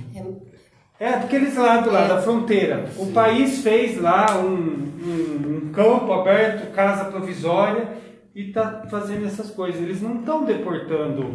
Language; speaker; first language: Portuguese; native; Portuguese